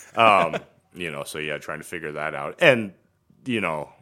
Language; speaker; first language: English; native; English